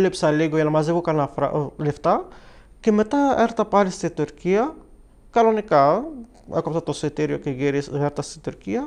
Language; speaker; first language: Greek; non-native, fluent; Arabic